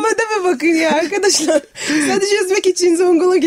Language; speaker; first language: Turkish; non-native, fluent; Arabic